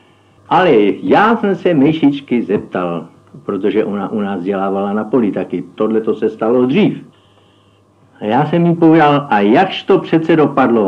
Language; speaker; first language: Czech; native; Czech